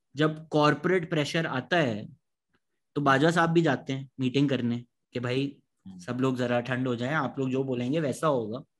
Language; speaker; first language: Urdu; native; Urdu